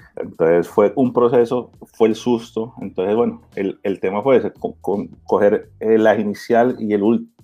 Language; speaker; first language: Spanish; early bilingual, heritage; Spanish